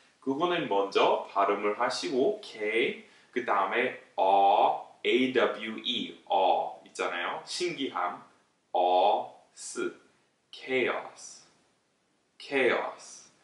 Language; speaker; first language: Korean; non-native, fluent; English